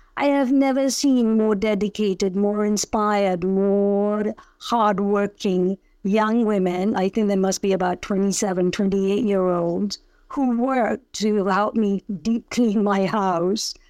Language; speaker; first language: English; early bilingual, other home language; Punjabi